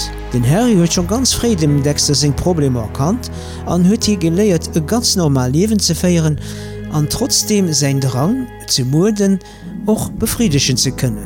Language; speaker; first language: German; non-native, learner; Luxembourgish